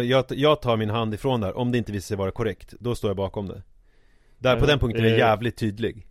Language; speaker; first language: Swedish; native; Swedish